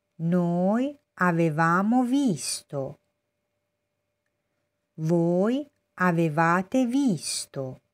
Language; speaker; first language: Italian; non-native, fluent; Persian